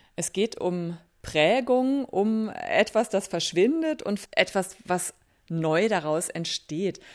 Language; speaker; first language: German; native; German